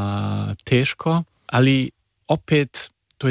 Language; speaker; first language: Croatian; early bilingual, heritage; Serbian